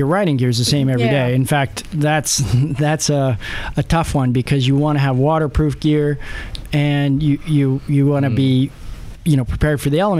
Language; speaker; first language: English; native; English